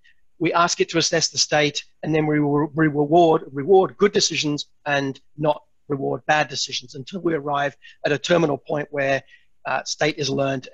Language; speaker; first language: English; native; English